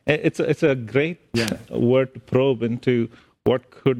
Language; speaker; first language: English; non-native, local second language; Tamil